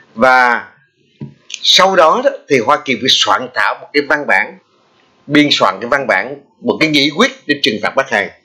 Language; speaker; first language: Vietnamese; native; Vietnamese